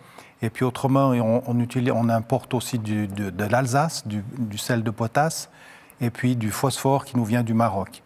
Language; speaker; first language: French; native; French